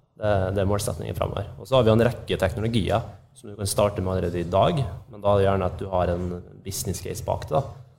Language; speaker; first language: Norwegian; native; Norwegian